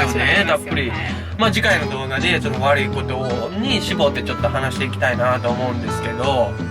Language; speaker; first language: Japanese; native; Japanese